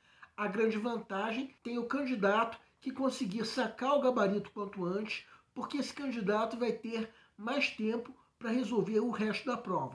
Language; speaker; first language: Portuguese; native; Portuguese